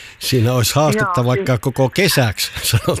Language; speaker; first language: Finnish; native; Finnish